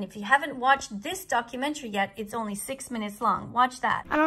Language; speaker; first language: English; native; English